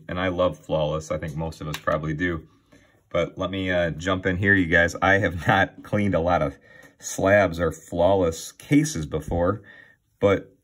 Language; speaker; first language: English; native; English